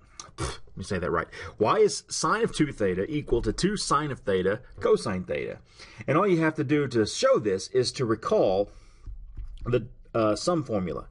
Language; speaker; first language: English; native; English